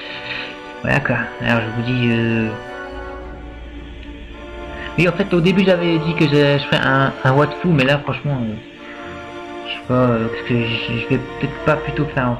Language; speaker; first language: French; native; French